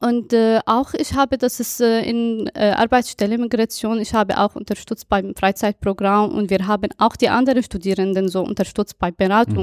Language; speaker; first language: German; non-native, fluent; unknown